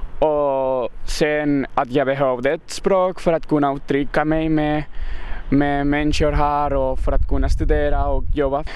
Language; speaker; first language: Swedish; non-native, fluent; Basque